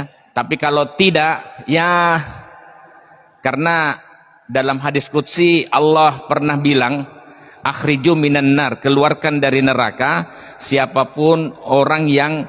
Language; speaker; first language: Indonesian; native; Indonesian